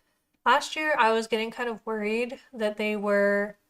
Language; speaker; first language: English; native; English